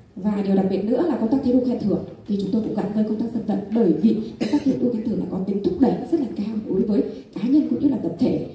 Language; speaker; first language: Vietnamese; non-native, local second language; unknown